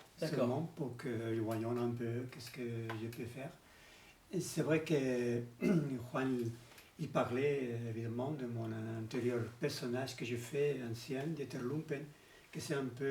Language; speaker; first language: French; non-native, learner; Spanish